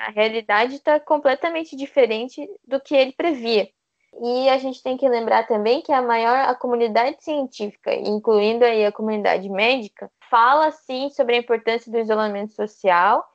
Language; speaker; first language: Portuguese; native; Portuguese